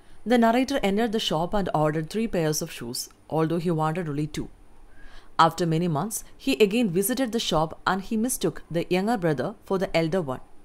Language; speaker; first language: English; non-native, local second language; Malayalam